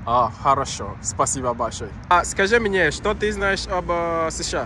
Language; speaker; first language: Russian; non-native, learner; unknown